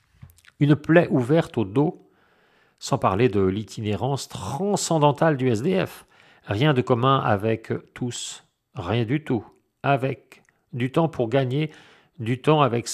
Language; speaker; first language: French; native; French